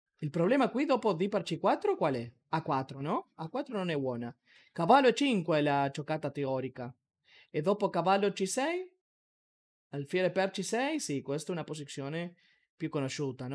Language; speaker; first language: Italian; non-native, learner; Spanish